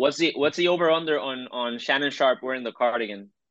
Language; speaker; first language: English; non-native, local second language; Spanish